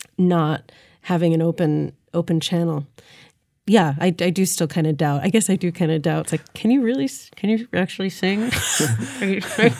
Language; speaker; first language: English; native; English